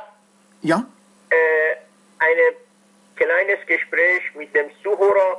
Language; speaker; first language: German; non-native, fluent; Persian